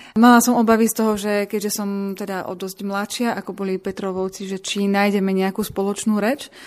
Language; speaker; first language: Slovak; native; Slovak